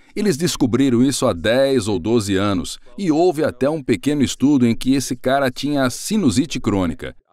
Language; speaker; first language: Portuguese; non-native, fluent; English